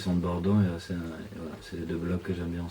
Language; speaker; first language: French; native; French